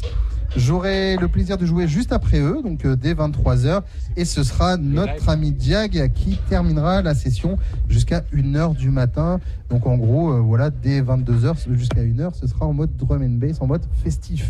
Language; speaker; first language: French; native; French